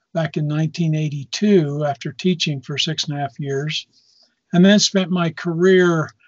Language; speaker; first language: English; native; English